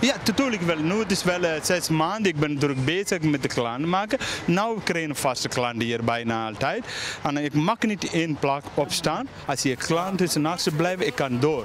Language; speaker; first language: Dutch; non-native, learner; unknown